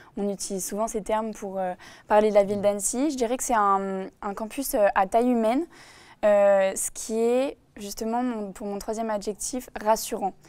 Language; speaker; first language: French; native; French